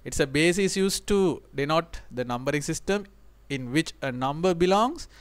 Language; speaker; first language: English; non-native, local second language; Sinhala